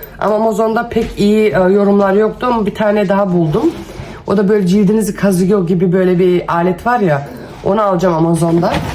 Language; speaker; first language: Turkish; early bilingual, heritage; Turkish